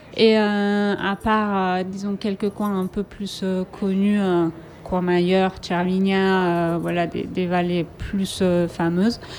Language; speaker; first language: French; non-native, local second language; Italian